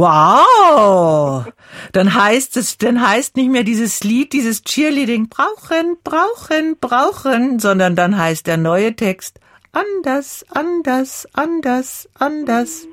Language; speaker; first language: German; native; German